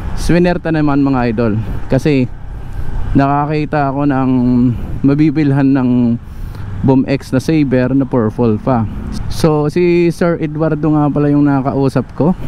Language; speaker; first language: Filipino; native; Filipino